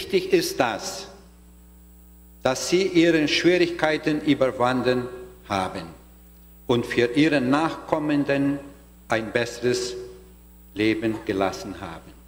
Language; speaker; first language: German; non-native, learner; Portuguese